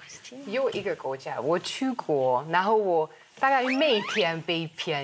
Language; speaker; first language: Chinese; non-native, fluent; Hungarian